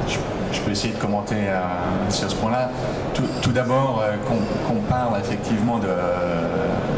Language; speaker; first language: French; native; French